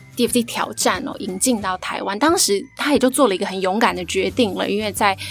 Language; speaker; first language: Chinese; native; Chinese